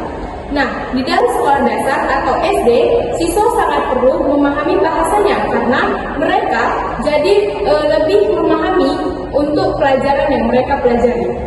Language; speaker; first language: Indonesian; native; Indonesian